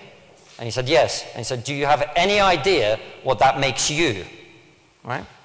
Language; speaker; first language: English; early bilingual, other home language; Russian